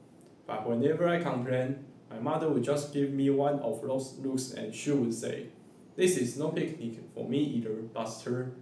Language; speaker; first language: English; non-native, learner; Chinese